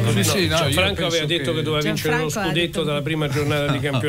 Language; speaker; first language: Italian; native; Italian